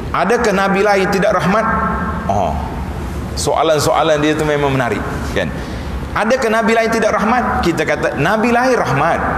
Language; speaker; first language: Malay; native; Malay